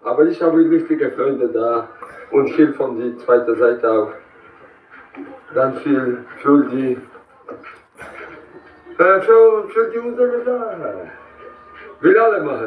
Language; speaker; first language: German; non-native, learner; Polish